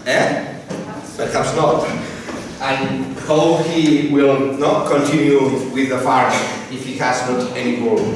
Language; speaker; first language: English; non-native, fluent; Catalan